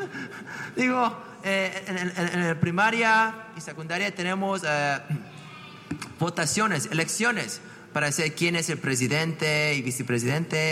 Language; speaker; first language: Spanish; non-native, fluent; English